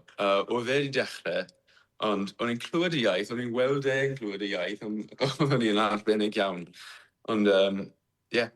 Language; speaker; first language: Welsh; non-native, learner; English